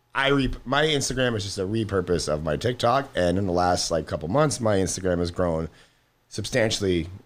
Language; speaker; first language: English; native; English